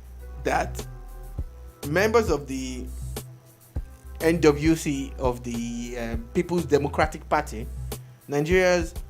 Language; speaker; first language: English; non-native, local second language; Yoruba